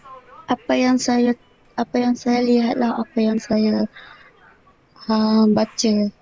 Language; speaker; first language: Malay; non-native, local second language; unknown